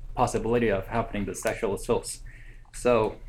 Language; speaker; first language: English; non-native, fluent; Korean